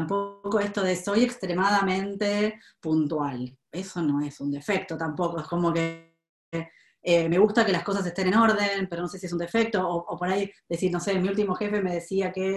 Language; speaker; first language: Spanish; native; Spanish